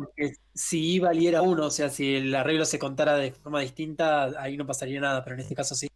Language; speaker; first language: Spanish; native; Spanish